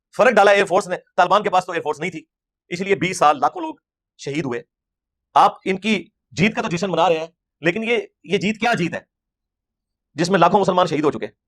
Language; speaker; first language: Urdu; non-native, local second language; Punjabi